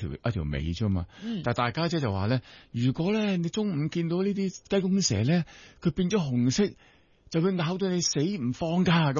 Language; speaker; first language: Cantonese; non-native, local second language; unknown